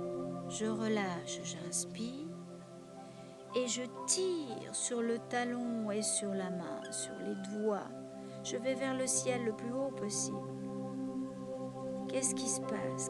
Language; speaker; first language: French; native; French